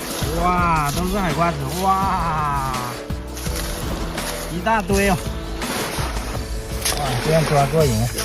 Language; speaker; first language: Chinese; native; Chinese